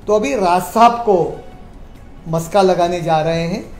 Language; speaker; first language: Hindi; non-native, local second language; Marathi